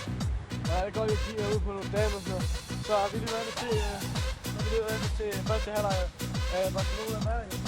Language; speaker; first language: Danish; native; Danish